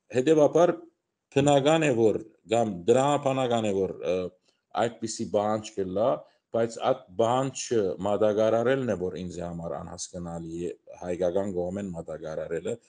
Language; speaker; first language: Armenian; early bilingual, heritage; Armenian